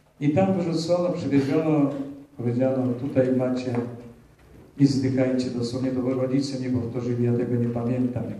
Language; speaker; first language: Polish; early bilingual, heritage; Polish